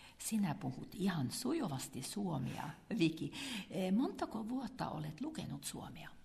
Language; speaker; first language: Finnish; native; Finnish